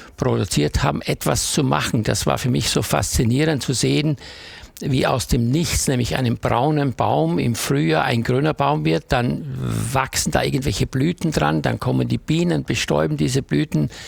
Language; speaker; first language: German; native; German